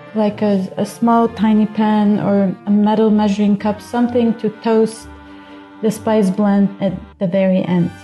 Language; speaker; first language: English; non-native, fluent; Bulgarian